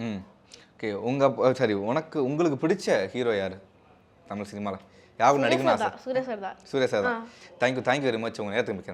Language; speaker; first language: Tamil; native; Tamil